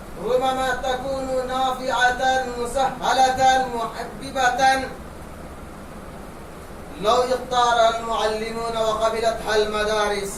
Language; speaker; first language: Arabic; non-native, learner; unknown